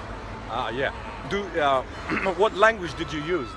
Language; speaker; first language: English; non-native, learner; Tajik